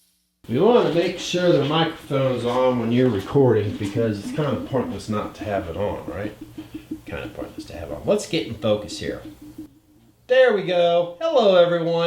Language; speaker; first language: English; native; English